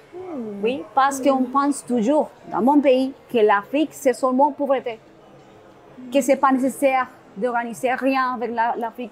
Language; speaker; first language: French; non-native, learner; Spanish